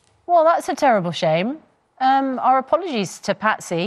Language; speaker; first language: English; native; English